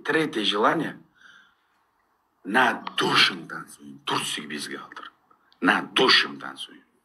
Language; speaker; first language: Russian; non-native, learner; Uzbek